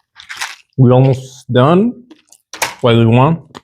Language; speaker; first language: English; non-native, learner; Spanish